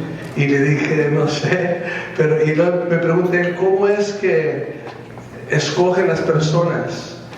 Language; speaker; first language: Spanish; non-native, fluent; English